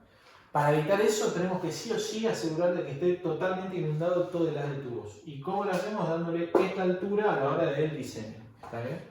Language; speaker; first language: Spanish; native; Spanish